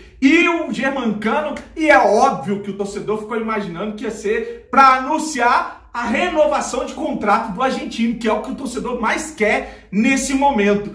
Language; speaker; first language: Portuguese; native; Portuguese